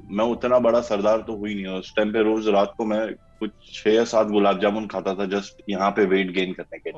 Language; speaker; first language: Hindi; native; Hindi